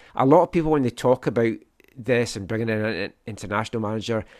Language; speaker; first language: English; native; English